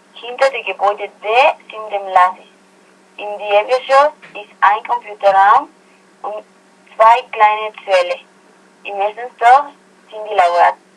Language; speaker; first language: German; non-native, learner; Spanish